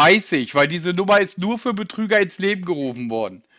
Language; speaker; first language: German; native; German